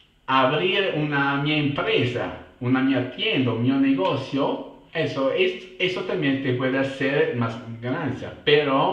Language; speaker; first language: Spanish; non-native, fluent; Italian